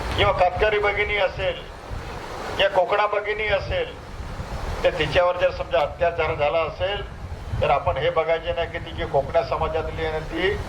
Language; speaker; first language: Marathi; non-native, local second language; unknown